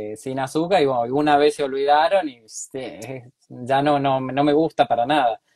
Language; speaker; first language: Spanish; native; Spanish